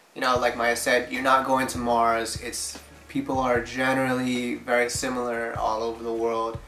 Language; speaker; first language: English; native; English